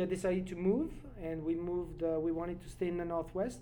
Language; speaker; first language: English; non-native, fluent; French